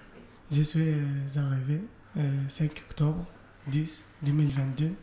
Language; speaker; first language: French; non-native, learner; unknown